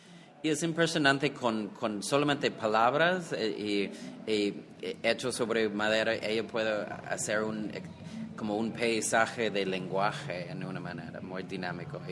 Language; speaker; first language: Spanish; non-native, fluent; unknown